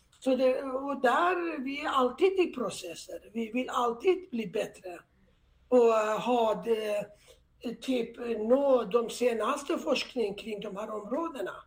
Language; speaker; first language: Swedish; non-native, fluent; Persian